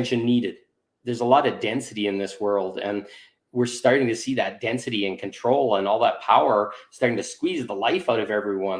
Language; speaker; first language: English; native; English